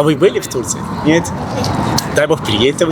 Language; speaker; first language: Russian; non-native, learner; Turkish